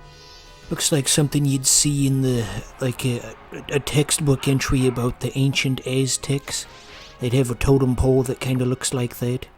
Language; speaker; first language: English; native; English